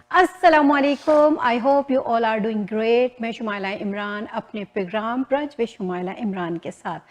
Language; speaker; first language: Urdu; native; Urdu